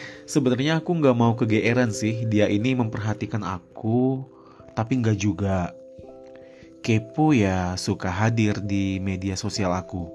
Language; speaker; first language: Indonesian; native; Indonesian